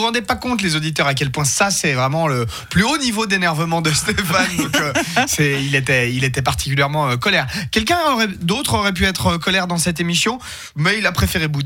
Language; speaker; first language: French; native; French